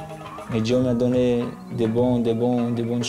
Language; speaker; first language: French; non-native, learner; Portuguese